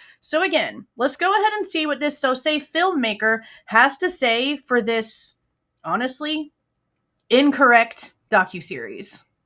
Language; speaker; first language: English; native; English